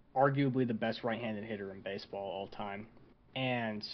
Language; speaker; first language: English; native; English